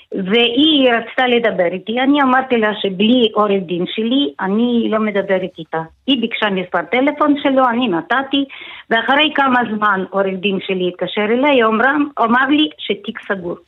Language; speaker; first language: Hebrew; non-native, fluent; Russian